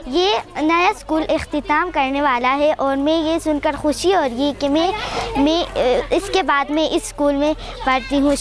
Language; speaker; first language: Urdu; non-native, local second language; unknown